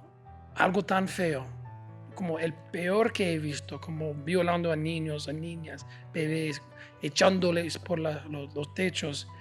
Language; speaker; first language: Spanish; non-native, fluent; English